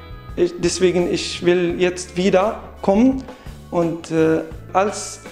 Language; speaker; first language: German; non-native, learner; Arabic